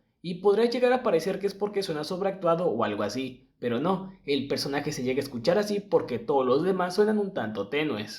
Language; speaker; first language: Spanish; native; Spanish